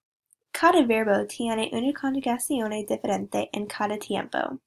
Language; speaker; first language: Spanish; non-native, learner; English